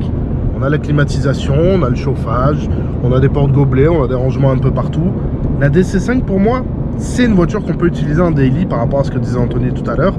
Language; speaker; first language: French; native; French